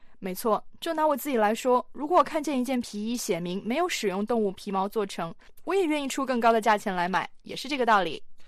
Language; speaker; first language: Chinese; native; Chinese